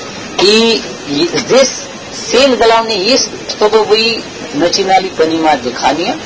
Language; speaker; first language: Russian; non-native, learner; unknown